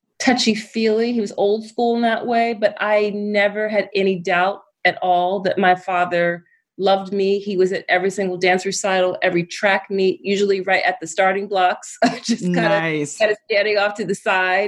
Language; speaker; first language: English; native; English